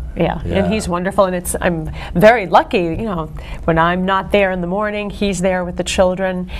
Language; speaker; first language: English; native; English